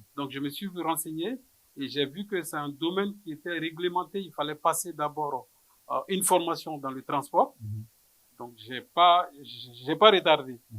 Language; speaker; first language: French; non-native, local second language; Bambara